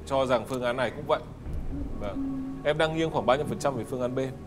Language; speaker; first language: Vietnamese; native; Vietnamese